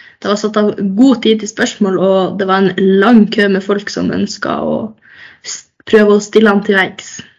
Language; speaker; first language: Norwegian; native; Norwegian